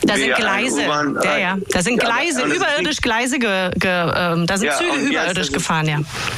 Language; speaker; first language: German; native; German